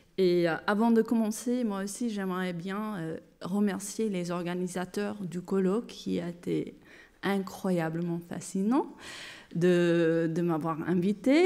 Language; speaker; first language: French; non-native, fluent; English